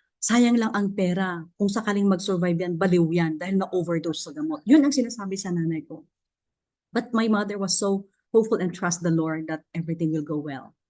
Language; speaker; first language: Filipino; non-native, local second language; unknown